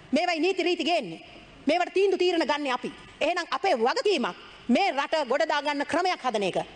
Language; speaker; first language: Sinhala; native; Sinhala